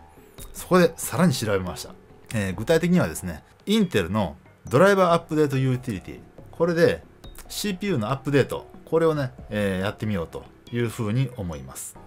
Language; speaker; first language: Japanese; native; Japanese